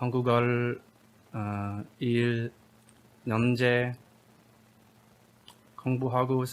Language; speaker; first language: Korean; non-native, learner; English